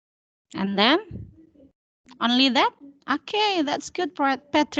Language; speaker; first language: English; non-native, fluent; Indonesian